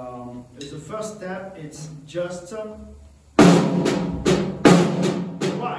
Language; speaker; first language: English; non-native, learner; French